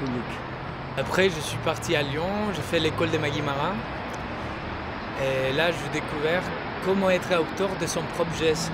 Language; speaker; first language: French; non-native, fluent; Spanish